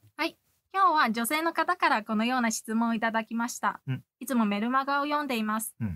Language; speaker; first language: Japanese; non-native, fluent; Chinese